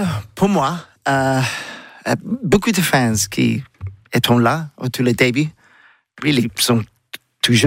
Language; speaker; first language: French; non-native, learner; English